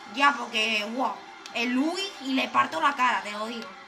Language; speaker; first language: Spanish; native; Spanish